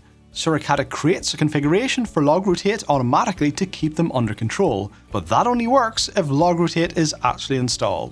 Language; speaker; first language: English; native; English